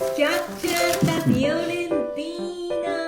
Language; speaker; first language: Italian; non-native, learner; Japanese